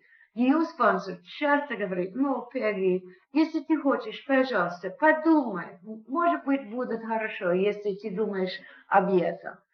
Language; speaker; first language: Russian; non-native, fluent; English